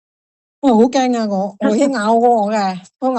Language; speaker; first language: Chinese; non-native, learner; Indonesian